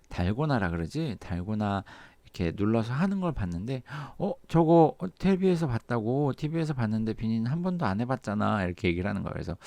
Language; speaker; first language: Korean; native; Korean